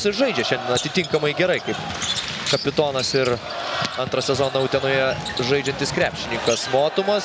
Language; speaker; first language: Lithuanian; native; Lithuanian